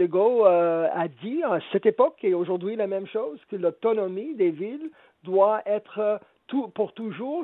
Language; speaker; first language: French; non-native, local second language; English